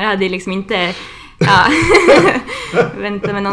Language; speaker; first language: Swedish; native; Swedish